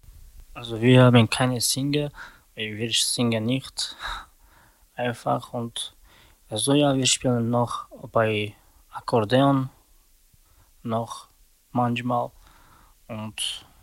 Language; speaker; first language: German; non-native, learner; Slovak